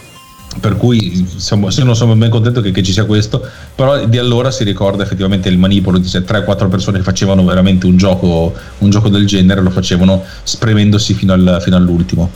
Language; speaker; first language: Italian; native; Italian